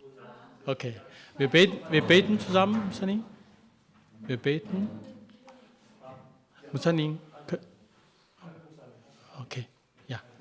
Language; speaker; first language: German; non-native, fluent; Chinese